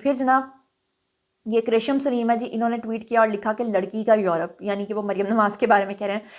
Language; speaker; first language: Urdu; non-native, local second language; Punjabi